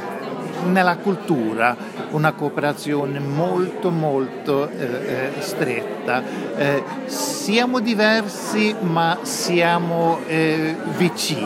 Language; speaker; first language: Italian; non-native, fluent; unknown